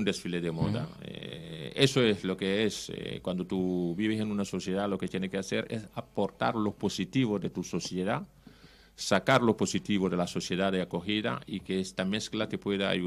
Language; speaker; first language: Spanish; non-native, fluent; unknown